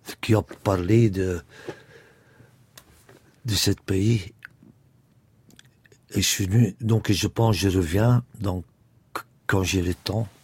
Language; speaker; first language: French; non-native, local second language; Dutch